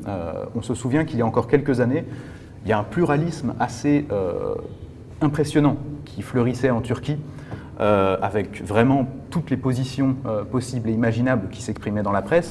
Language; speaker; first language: French; native; French